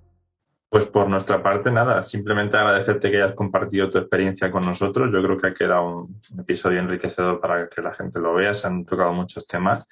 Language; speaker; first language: Spanish; native; Spanish